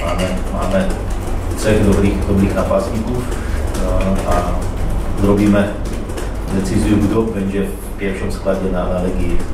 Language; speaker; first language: Polish; non-native, learner; Czech